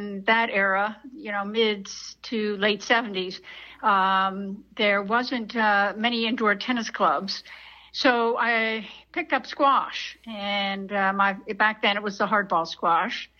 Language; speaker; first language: English; native; English